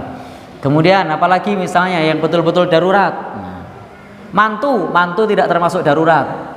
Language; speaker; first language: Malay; non-native, local second language; Javanese